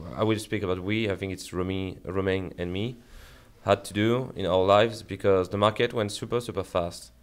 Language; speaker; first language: English; non-native, fluent; French